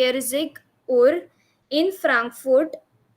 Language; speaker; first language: German; non-native, learner; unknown